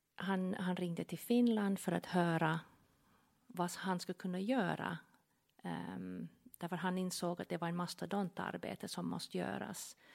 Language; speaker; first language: Swedish; non-native, fluent; English